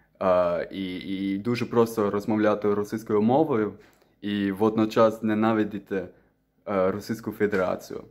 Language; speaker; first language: Ukrainian; non-native, fluent; Dutch